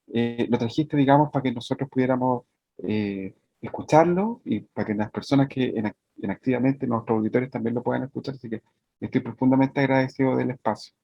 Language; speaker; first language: Spanish; native; Spanish